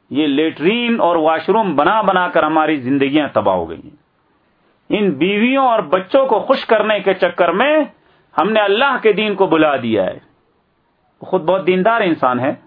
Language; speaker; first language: Urdu; native; Urdu